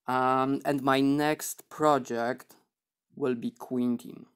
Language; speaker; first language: English; non-native, fluent; Polish